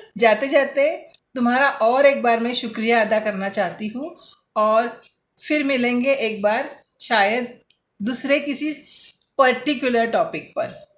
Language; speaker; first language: Hindi; native; Hindi